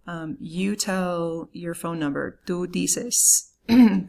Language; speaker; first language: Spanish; non-native, fluent; English